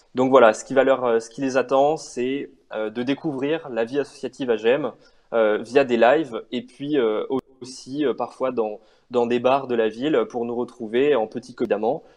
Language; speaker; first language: French; native; French